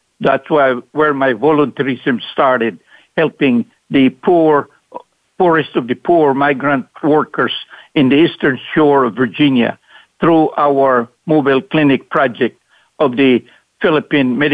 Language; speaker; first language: English; non-native, local second language; Cebuano